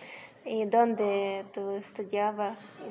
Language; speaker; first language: Spanish; non-native, learner; Ukrainian